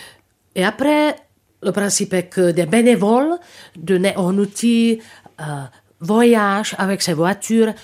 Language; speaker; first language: French; non-native, fluent; Czech